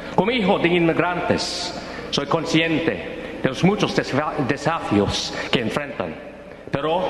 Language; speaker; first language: Spanish; non-native, learner; English